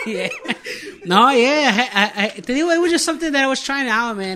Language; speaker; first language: English; native; English